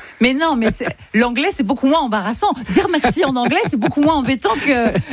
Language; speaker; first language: French; native; French